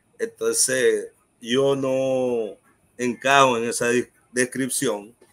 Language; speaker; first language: Spanish; non-native, local second language; English